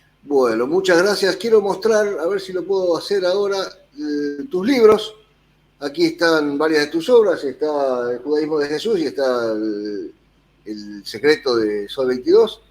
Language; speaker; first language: Spanish; native; Spanish